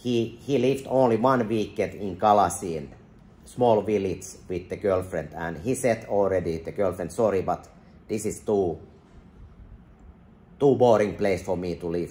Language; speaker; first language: English; non-native, fluent; Finnish